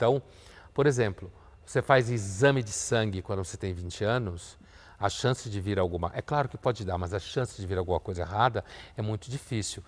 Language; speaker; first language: Portuguese; native; Portuguese